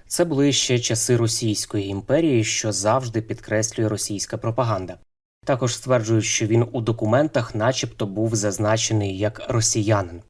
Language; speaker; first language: Ukrainian; native; Ukrainian